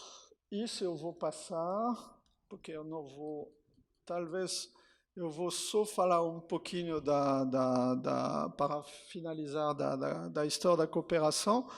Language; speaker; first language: Portuguese; non-native, fluent; French